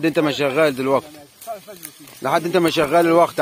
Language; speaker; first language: Arabic; native; Arabic